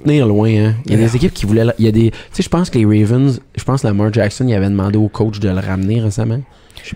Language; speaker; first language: French; native; French